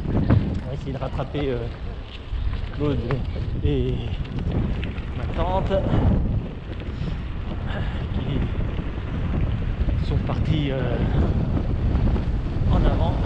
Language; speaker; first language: French; native; French